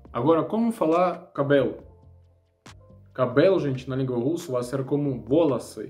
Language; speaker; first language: Portuguese; non-native, learner; Russian